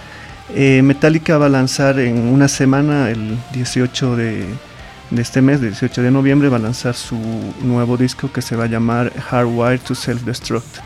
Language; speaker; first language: Spanish; native; Spanish